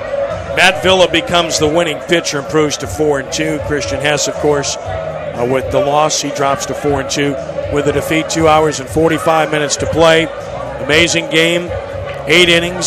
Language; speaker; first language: English; native; English